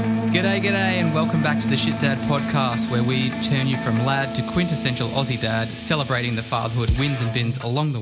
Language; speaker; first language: English; native; English